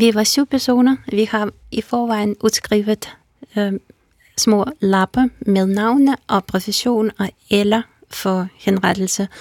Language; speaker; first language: Danish; non-native, fluent; Russian